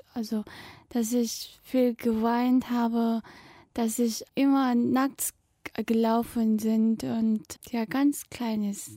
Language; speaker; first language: German; non-native, fluent; Tibetan